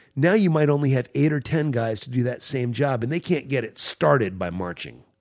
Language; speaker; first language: English; native; English